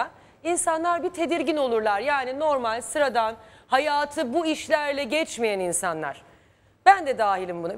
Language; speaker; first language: Turkish; native; Turkish